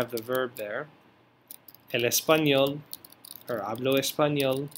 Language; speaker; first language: Spanish; non-native, fluent; English